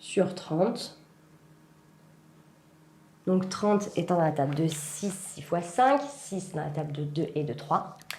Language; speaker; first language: French; native; French